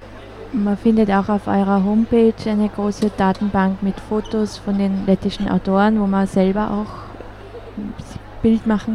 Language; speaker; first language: German; native; German